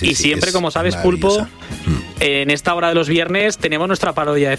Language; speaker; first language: Spanish; native; Spanish